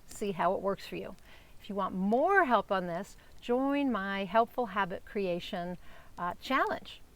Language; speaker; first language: English; native; English